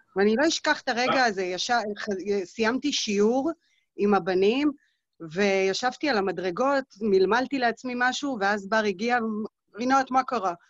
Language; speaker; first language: Hebrew; native; Hebrew